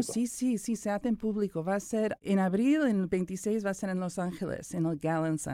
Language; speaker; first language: Spanish; early bilingual, heritage; Spanish